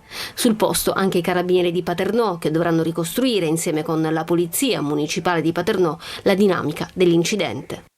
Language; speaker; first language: Italian; native; Italian